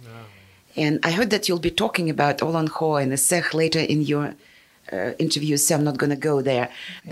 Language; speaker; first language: English; non-native, fluent; Yakut